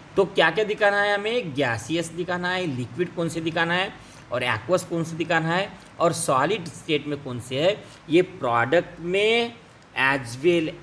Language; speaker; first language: Hindi; non-native, local second language; Marathi